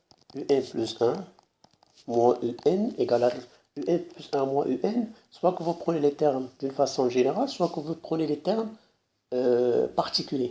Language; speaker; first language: French; non-native, local second language; Arabic